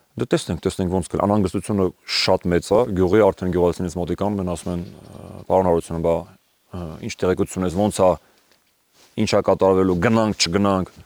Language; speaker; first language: Armenian; native; Armenian